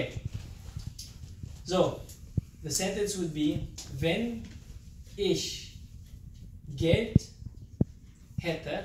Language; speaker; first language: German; non-native, fluent; Filipino